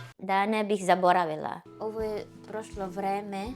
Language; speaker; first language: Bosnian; non-native, fluent; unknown